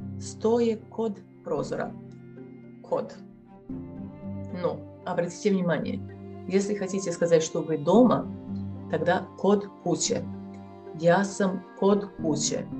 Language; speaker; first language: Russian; non-native, fluent; Serbian